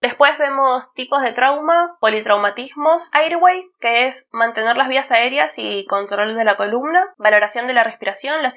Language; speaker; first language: Spanish; native; Spanish